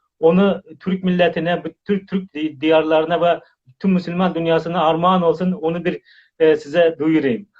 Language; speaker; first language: Turkish; non-native, fluent; Uzbek